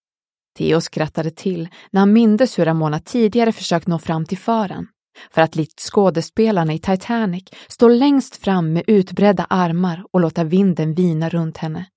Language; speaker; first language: Swedish; native; Swedish